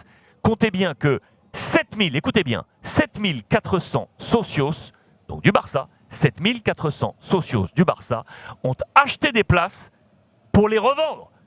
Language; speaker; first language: French; native; French